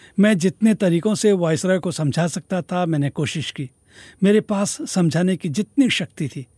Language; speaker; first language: Hindi; native; Hindi